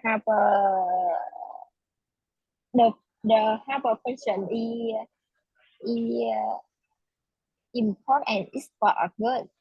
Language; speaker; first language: English; non-native, learner; Vietnamese